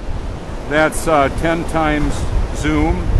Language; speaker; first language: English; native; English